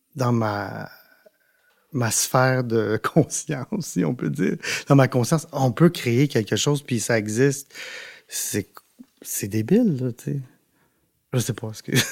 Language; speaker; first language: French; non-native, local second language; English